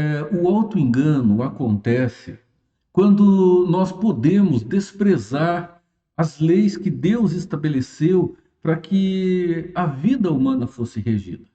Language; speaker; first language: Portuguese; native; Portuguese